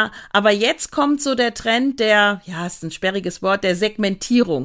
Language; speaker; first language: German; native; German